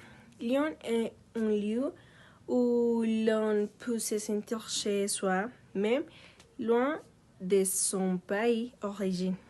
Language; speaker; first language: French; non-native, learner; Spanish